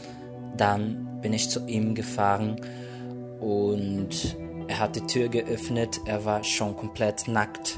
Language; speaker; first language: German; non-native, fluent; Portuguese